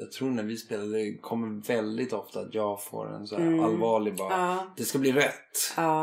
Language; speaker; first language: Swedish; native; Swedish